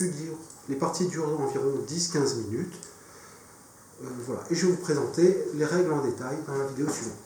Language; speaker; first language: French; native; French